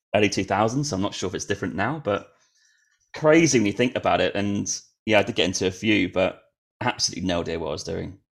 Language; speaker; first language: English; native; English